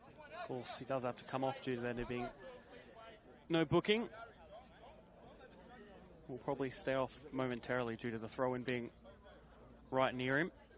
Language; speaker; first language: English; native; English